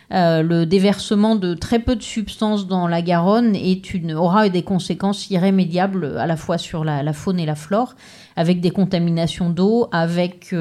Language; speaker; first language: French; native; French